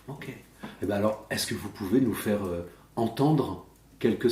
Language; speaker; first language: French; native; French